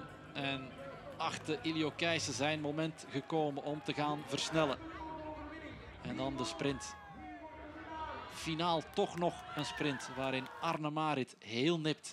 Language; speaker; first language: Dutch; native; Dutch